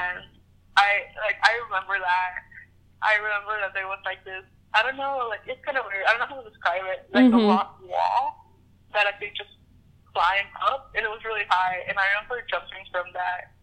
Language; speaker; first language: English; early bilingual, other home language; Spanish